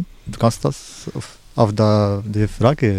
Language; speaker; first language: German; non-native, learner; Arabic